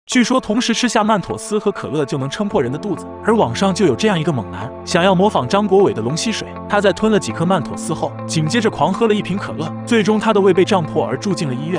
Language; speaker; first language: Chinese; native; Chinese